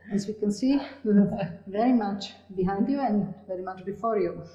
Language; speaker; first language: English; non-native, fluent; Slovak